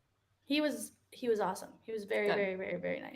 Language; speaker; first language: English; native; English